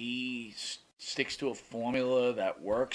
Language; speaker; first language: English; native; English